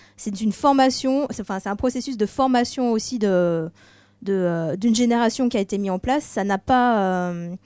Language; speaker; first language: French; native; French